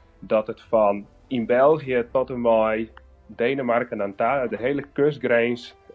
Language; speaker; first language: Dutch; non-native, local second language; Western Frisian